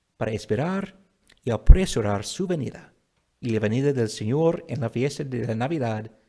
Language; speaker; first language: Spanish; non-native, fluent; English